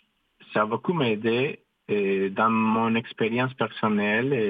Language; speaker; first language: French; non-native, fluent; Spanish